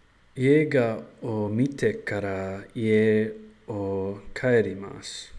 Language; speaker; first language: Japanese; non-native, learner; English